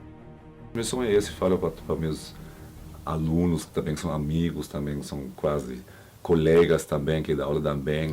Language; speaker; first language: Portuguese; non-native, learner; German